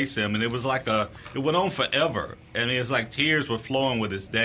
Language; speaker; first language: English; native; English